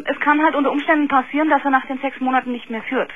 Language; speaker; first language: German; native; German